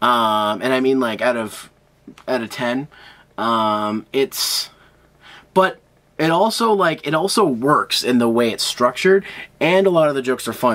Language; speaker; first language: English; native; English